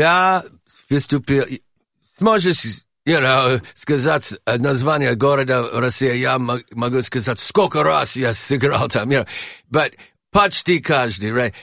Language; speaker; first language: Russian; non-native, learner; English